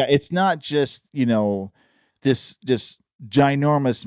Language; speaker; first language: English; native; English